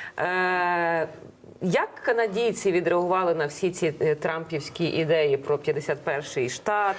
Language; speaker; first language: Ukrainian; native; Ukrainian